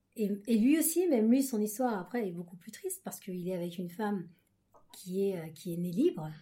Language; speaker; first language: French; native; French